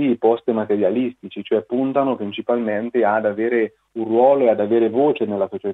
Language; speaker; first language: Italian; native; Italian